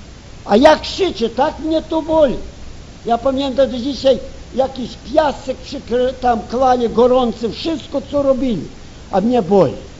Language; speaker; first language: Polish; early bilingual, heritage; Ukrainian